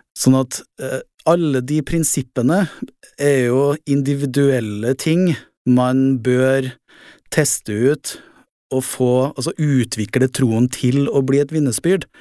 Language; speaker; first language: Norwegian; native; Norwegian